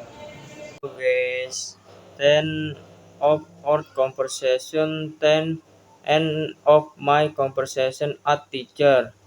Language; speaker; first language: English; non-native, learner; Indonesian